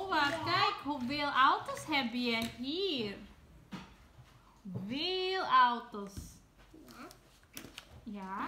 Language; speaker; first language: Dutch; non-native, learner; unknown